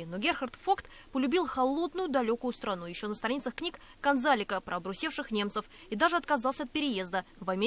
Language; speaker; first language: Russian; native; Russian